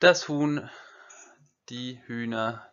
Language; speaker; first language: German; non-native, fluent; French